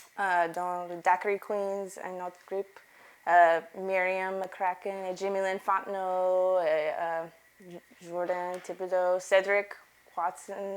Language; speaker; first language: French; non-native, learner; English